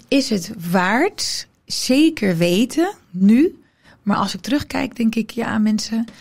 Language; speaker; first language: Dutch; early bilingual, other home language; Riffian